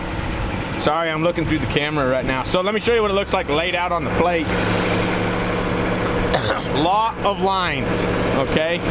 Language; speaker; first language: English; native; English